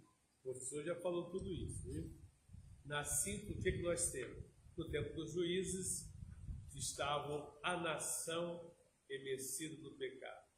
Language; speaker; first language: Portuguese; native; Portuguese